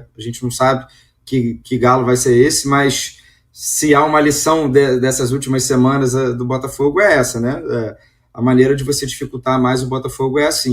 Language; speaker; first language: Portuguese; native; Portuguese